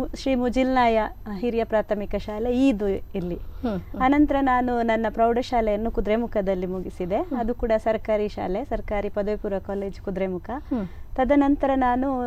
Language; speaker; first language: Kannada; non-native, local second language; Tulu